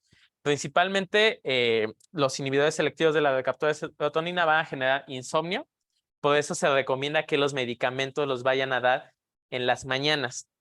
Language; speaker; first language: Spanish; native; Spanish